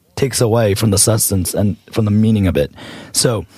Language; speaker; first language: English; native; English